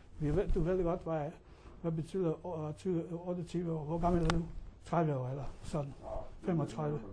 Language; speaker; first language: Danish; non-native, learner; Croatian